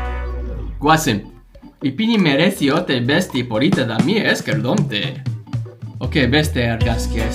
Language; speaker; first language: Basque; non-native, learner; English